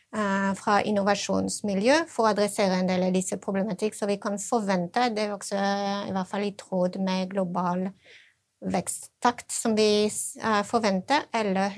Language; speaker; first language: Norwegian; non-native, fluent; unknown